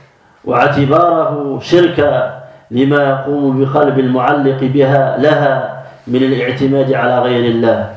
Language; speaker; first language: Arabic; non-native, fluent; French